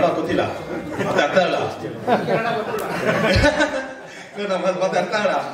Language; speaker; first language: Kannada; non-native, learner; Tamil